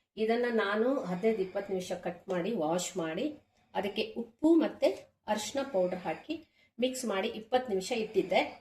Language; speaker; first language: Kannada; native; Kannada